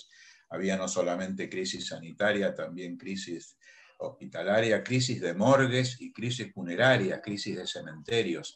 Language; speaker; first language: Spanish; native; Spanish